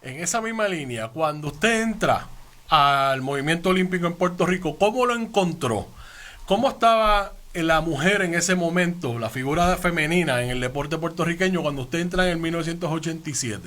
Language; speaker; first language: Spanish; native; Spanish